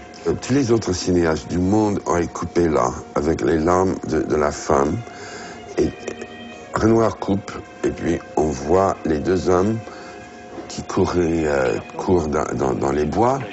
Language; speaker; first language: French; non-native, fluent; English